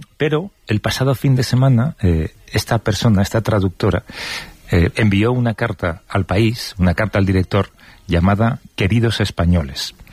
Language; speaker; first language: Spanish; native; Spanish